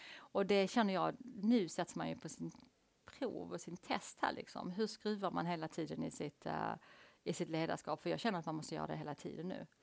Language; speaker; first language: Swedish; native; Swedish